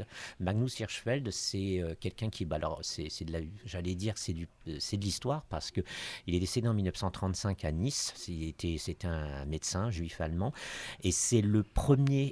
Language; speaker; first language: French; native; French